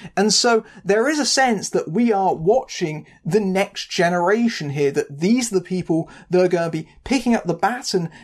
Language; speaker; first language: English; native; English